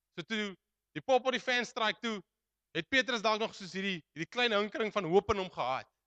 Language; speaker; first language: Afrikaans; native; Afrikaans